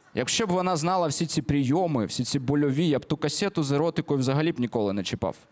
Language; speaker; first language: Ukrainian; non-native, local second language; Russian